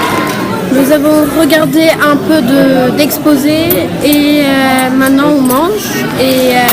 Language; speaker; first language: French; non-native, learner; Swedish